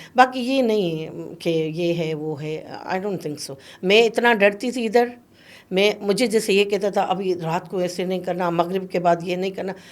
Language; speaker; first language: Urdu; non-native, local second language; Sindhi